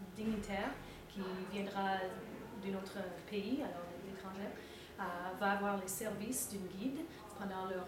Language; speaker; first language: French; non-native, fluent; English